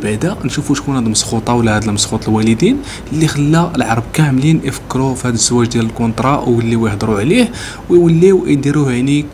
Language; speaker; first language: Arabic; native; Arabic